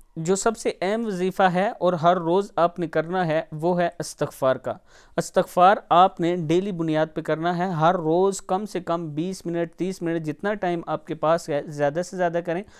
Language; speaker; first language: Urdu; non-native, local second language; Punjabi